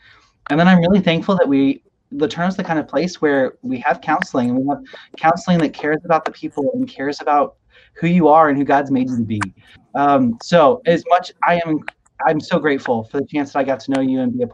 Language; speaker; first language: English; native; English